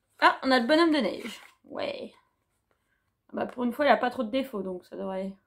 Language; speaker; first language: French; native; French